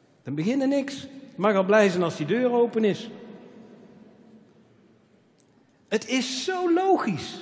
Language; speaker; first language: Dutch; native; Dutch